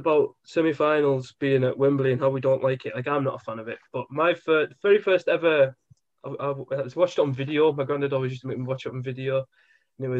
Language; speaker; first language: English; native; English